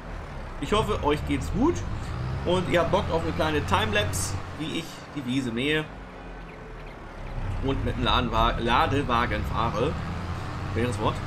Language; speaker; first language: German; native; German